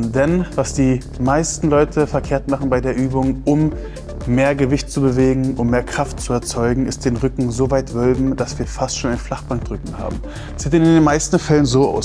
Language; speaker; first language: German; native; German